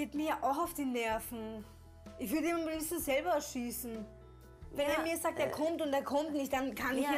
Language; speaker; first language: German; early bilingual, other home language; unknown